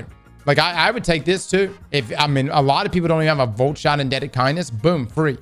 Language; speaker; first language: English; native; English